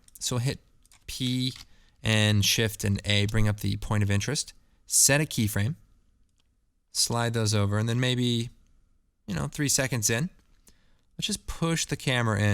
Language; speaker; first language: English; native; English